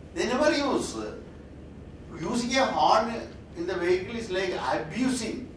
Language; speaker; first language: English; non-native, local second language; Malayalam